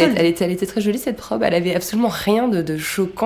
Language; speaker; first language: French; native; French